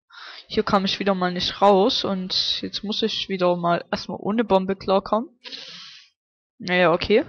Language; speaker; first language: German; native; German